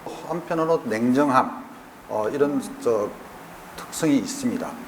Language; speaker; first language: Korean; native; Korean